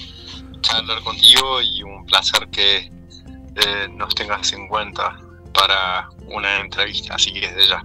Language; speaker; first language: Spanish; native; Spanish